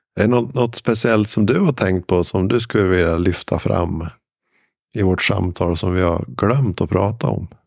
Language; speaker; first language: Swedish; native; Swedish